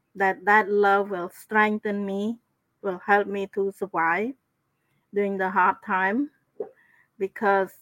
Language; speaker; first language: English; non-native, fluent; Khmer